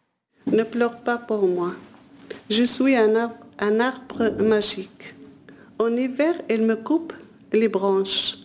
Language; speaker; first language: French; non-native, learner; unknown